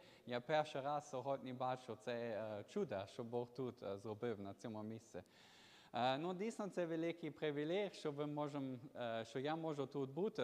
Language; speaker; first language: Ukrainian; non-native, learner; German